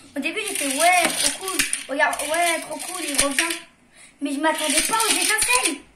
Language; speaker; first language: French; native; French